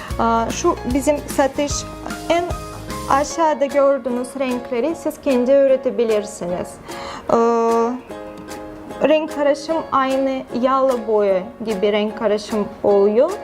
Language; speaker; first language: Turkish; non-native, fluent; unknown